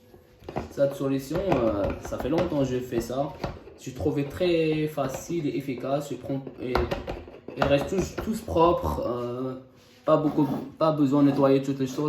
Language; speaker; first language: French; non-native, local second language; Arabic